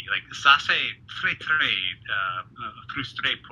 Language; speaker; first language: French; non-native, fluent; English